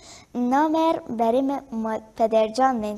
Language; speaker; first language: Persian; native; Persian